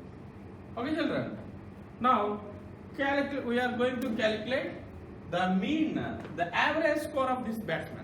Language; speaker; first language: English; non-native, local second language; Telugu